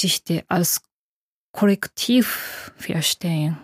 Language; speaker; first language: German; non-native, fluent; Japanese